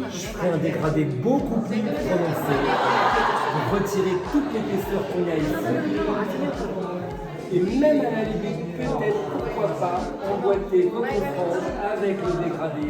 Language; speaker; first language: French; native; French